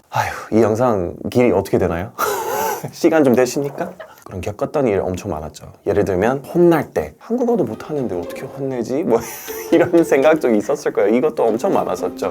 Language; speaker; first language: Korean; non-native, fluent; English